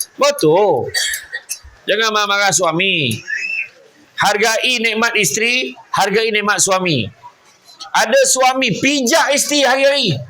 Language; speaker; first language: Malay; native; Malay